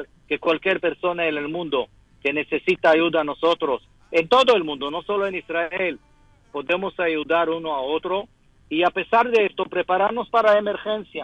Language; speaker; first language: Spanish; non-native, fluent; Hebrew